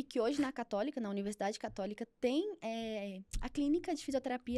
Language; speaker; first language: Portuguese; native; Portuguese